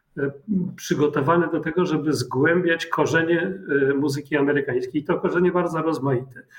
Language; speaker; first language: Polish; native; Polish